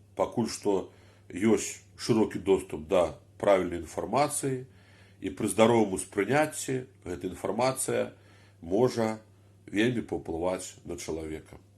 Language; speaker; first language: Belarusian; native; Belarusian